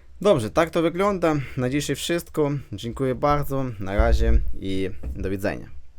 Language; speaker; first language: Polish; non-native, fluent; Ukrainian